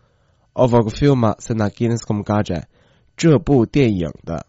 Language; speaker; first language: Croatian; non-native, fluent; Chinese